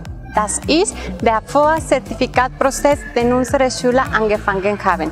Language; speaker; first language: German; non-native, fluent; Spanish